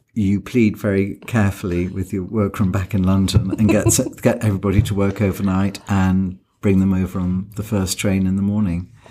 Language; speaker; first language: English; native; English